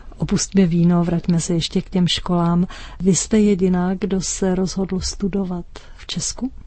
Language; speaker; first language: Czech; native; Czech